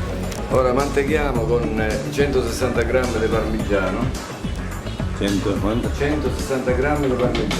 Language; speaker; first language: Italian; native; Italian